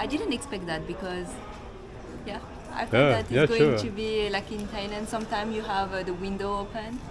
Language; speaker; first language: English; non-native, fluent; French